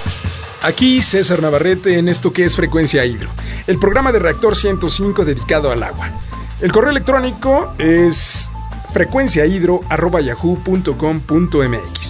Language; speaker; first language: Spanish; native; Spanish